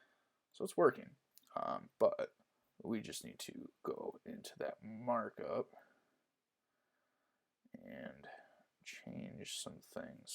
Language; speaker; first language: English; native; English